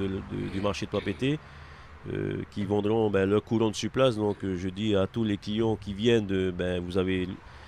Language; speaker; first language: French; native; French